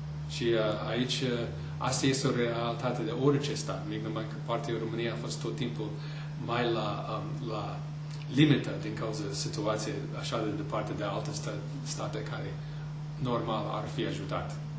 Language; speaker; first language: Romanian; non-native, fluent; English